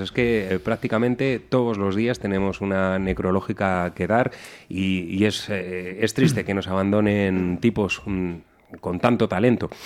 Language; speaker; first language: Spanish; native; Spanish